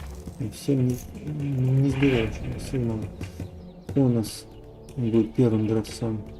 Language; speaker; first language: Russian; native; Russian